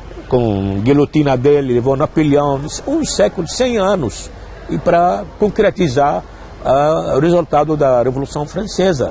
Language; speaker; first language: Portuguese; non-native, fluent; Arabic